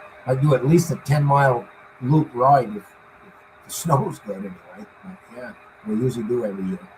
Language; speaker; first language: English; native; English